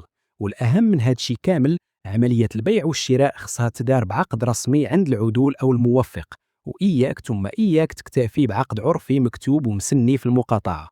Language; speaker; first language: Arabic; native; Arabic